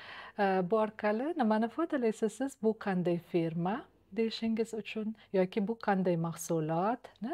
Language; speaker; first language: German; non-native, fluent; Uzbek